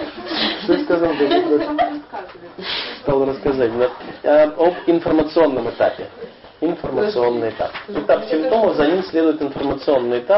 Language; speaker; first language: Russian; native; Russian